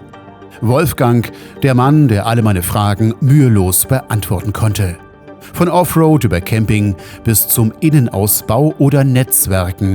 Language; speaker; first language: German; native; German